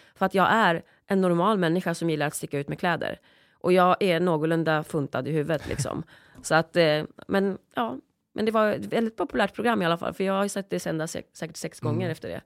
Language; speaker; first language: Swedish; early bilingual, other home language; Polish